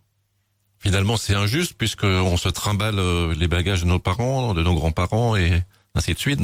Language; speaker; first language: French; native; French